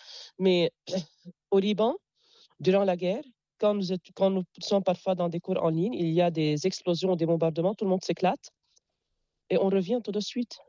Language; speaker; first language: French; non-native, local second language; Arabic